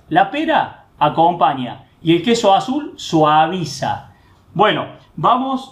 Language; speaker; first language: Spanish; native; Spanish